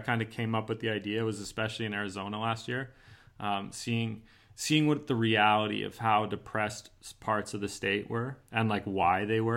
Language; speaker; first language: English; native; English